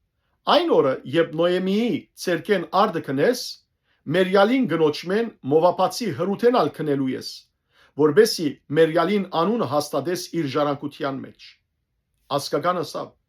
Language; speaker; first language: Armenian; native; Armenian